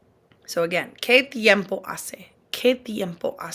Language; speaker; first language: Spanish; non-native, fluent; English